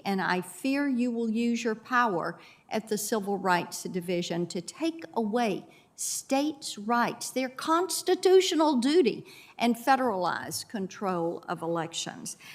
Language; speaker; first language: English; native; English